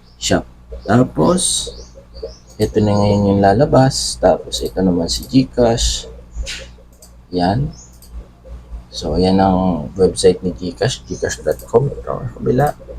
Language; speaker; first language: Filipino; non-native, local second language; Bikol